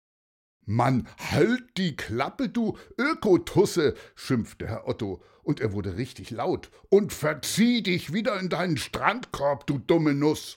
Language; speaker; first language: German; native; German